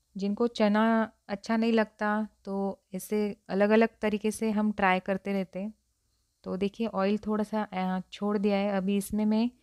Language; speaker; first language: Hindi; non-native, local second language; Marathi